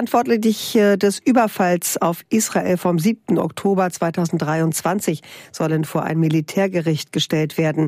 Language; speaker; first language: German; native; German